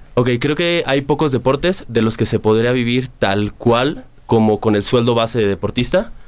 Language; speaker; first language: Spanish; native; Spanish